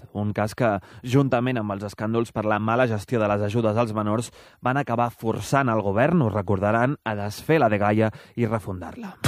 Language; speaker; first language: Catalan; native; Catalan